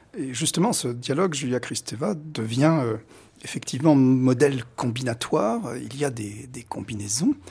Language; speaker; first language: French; native; French